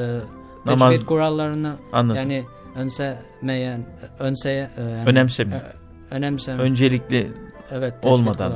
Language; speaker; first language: Turkish; non-native, learner; Albanian